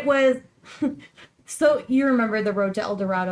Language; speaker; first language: English; native; English